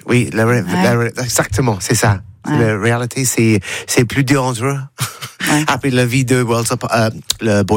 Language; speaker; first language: French; non-native, learner; English